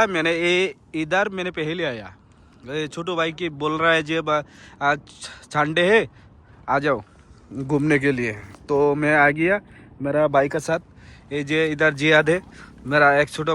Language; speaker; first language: Hindi; non-native, learner; Bangla